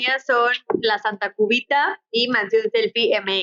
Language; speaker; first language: Spanish; native; Spanish